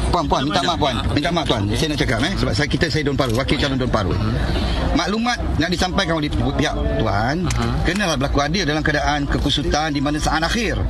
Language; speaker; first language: Malay; native; Malay